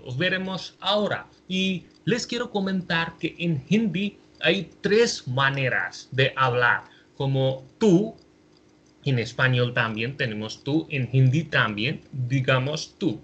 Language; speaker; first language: Spanish; non-native, fluent; Hindi